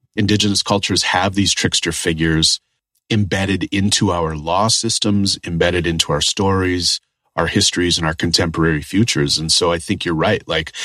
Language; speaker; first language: English; native; English